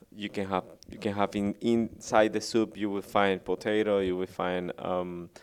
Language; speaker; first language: English; non-native, fluent; Spanish